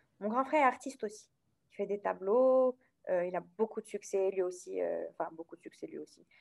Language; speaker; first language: French; non-native, local second language; Arabic